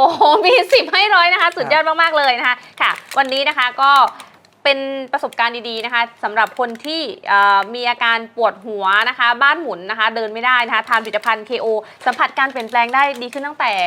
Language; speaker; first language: Thai; native; Thai